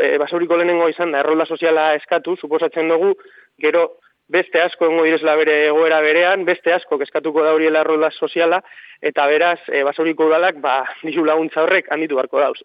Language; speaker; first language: Basque; native; Basque